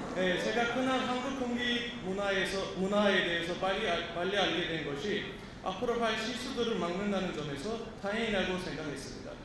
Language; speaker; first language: Korean; non-native, fluent; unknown